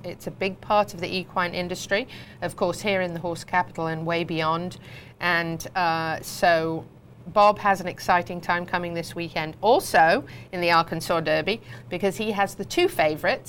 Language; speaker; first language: English; native; English